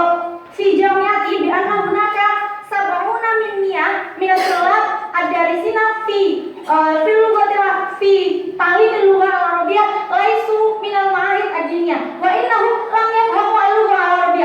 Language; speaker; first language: Arabic; non-native, learner; Indonesian